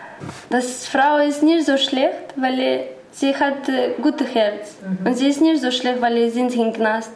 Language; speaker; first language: German; non-native, learner; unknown